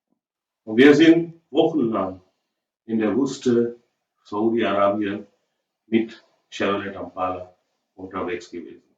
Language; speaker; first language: German; non-native, learner; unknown